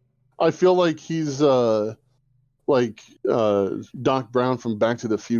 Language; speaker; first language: English; native; English